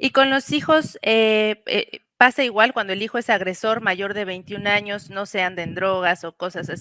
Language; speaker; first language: Spanish; native; Spanish